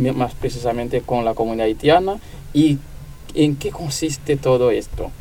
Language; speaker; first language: Spanish; non-native, learner; Haitian Creole